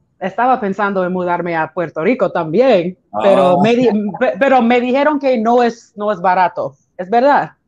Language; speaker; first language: Spanish; non-native, learner; English